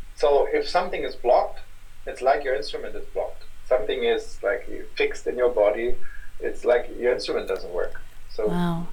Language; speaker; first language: English; non-native, fluent; German